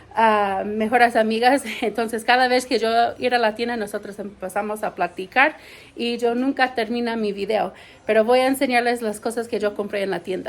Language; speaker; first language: Spanish; non-native, learner; English